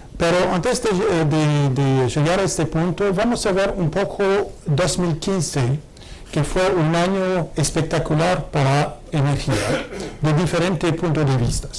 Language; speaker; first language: Spanish; non-native, fluent; Arabic